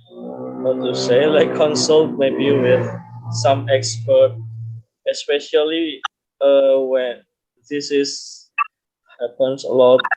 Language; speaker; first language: English; non-native, learner; Indonesian